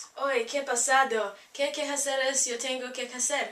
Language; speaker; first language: Spanish; non-native, learner; English